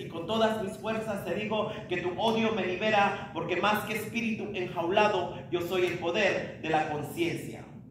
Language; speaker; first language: Spanish; early bilingual, heritage; Spanish